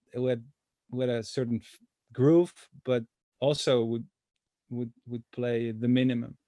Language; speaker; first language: English; non-native, fluent; Dutch